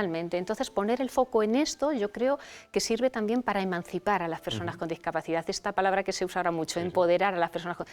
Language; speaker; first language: Spanish; native; Spanish